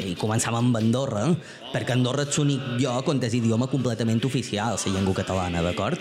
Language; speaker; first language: Catalan; native; Catalan